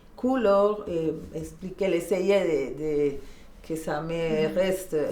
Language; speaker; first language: French; non-native, learner; Spanish